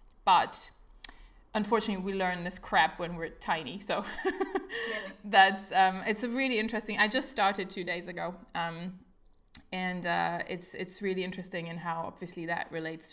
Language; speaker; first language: English; non-native, fluent; German